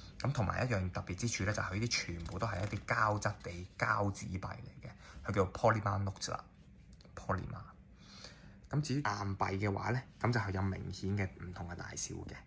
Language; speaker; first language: Cantonese; native; Cantonese